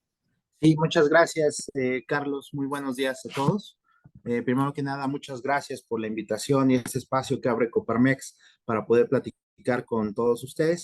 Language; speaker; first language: Spanish; native; Spanish